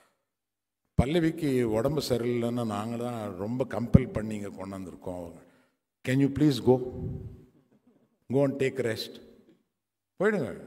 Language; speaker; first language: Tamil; non-native, local second language; Telugu